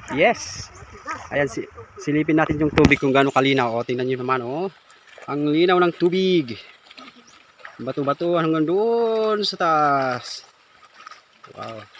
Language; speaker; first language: Filipino; non-native, local second language; Iloko